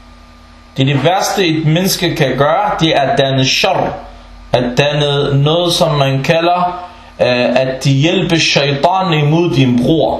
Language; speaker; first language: Danish; non-native, local second language; Arabic